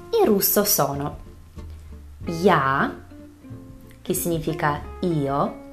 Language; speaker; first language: Italian; non-native, fluent; Russian